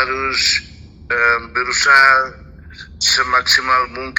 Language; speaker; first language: Indonesian; non-native, fluent; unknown